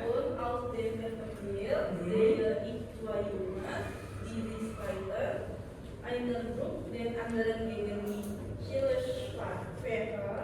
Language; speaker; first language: German; non-native, learner; Indonesian